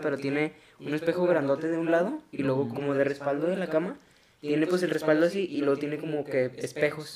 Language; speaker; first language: Spanish; native; Spanish